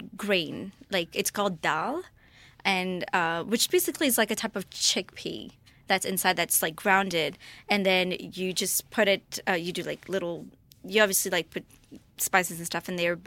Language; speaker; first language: English; non-native, fluent; Morisyen